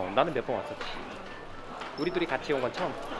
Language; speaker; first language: Korean; native; Korean